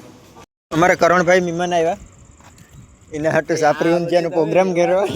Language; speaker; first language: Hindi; non-native, local second language; Gujarati